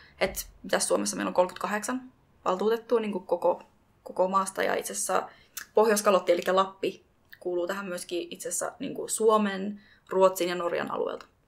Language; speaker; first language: Finnish; native; Finnish